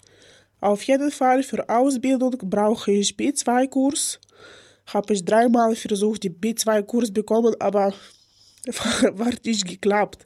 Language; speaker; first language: German; non-native, learner; Ukrainian